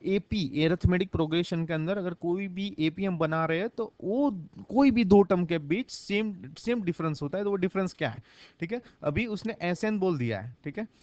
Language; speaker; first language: Hindi; non-native, local second language; Gujarati